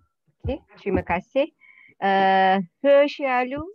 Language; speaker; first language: Indonesian; non-native, fluent; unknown